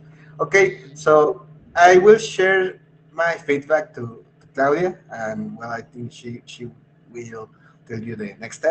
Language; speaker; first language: English; non-native, fluent; Spanish